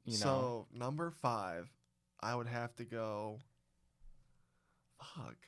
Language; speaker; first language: English; native; English